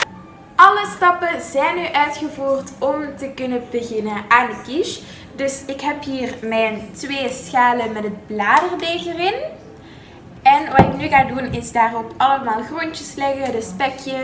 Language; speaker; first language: Dutch; native; Dutch